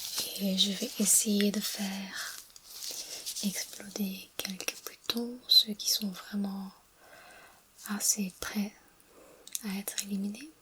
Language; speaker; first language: French; non-native, fluent; English